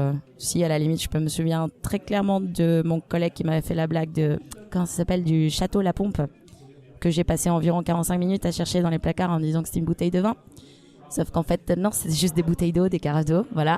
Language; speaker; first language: French; non-native, fluent; Spanish